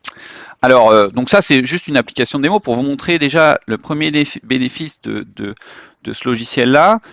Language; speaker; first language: French; native; French